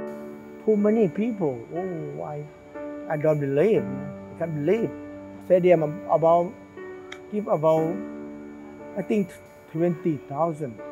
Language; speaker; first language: English; non-native, learner; Thai